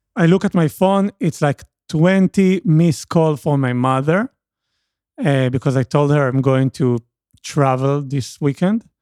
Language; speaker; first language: English; non-native, learner; Hebrew